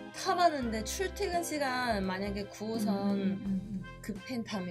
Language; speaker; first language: Korean; non-native, fluent; Chinese